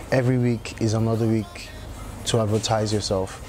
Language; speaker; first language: English; native; English